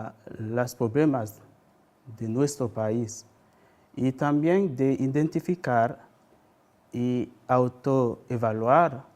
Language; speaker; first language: Spanish; non-native, fluent; Haitian Creole